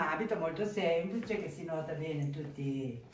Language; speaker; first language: Italian; native; Italian